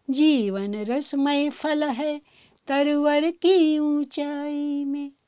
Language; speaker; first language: Hindi; native; Hindi